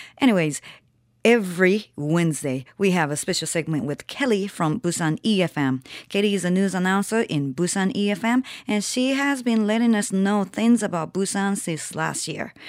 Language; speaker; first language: English; non-native, fluent; Japanese